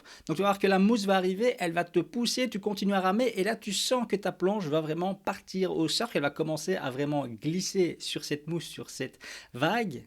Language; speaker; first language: French; native; French